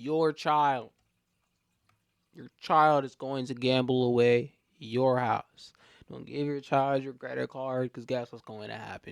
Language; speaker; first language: English; native; English